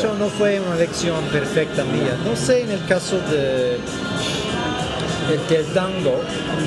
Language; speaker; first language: Spanish; non-native, fluent; English